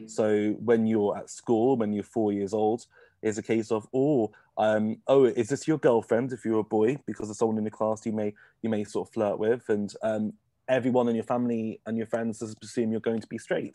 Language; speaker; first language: English; native; English